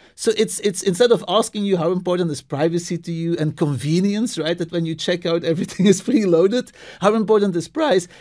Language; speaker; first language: English; non-native, fluent; Dutch